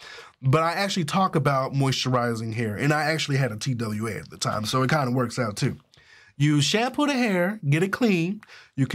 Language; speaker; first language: English; native; English